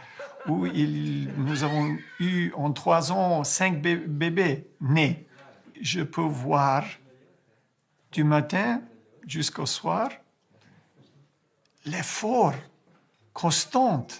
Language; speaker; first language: French; non-native, fluent; Ukrainian